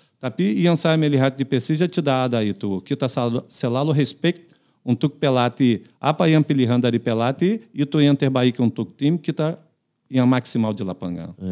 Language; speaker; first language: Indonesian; non-native, fluent; Portuguese